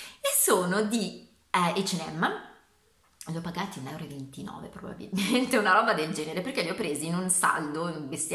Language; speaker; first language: Italian; native; Italian